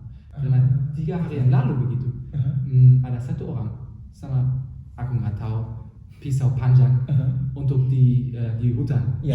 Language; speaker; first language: Indonesian; non-native, fluent; German